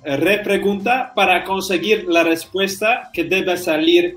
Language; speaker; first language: Spanish; non-native, learner; Polish